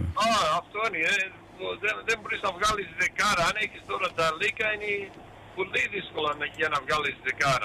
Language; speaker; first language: Greek; early bilingual, heritage; Greek